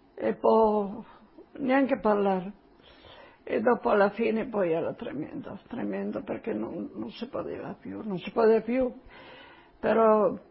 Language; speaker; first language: Italian; non-native, local second language; Slovenian